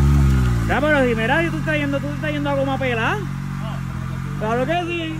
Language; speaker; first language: Spanish; native; Spanish